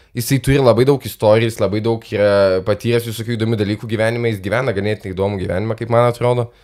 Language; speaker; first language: Lithuanian; non-native, local second language; Russian